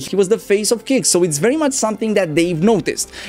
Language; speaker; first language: English; non-native, fluent; Romanian